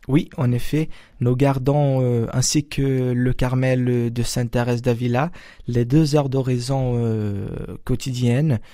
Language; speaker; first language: French; non-native, fluent; Portuguese